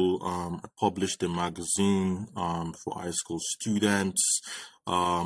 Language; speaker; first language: English; non-native, local second language; Yoruba